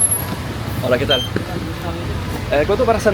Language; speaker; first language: Spanish; non-native, learner; French